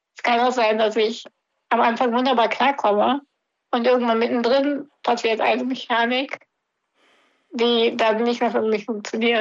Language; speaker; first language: German; native; German